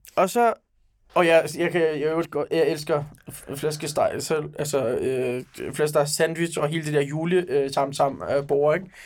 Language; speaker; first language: Danish; early bilingual, other home language; Turkish